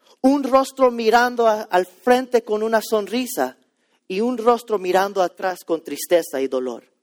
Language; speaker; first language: Spanish; early bilingual, heritage; Spanish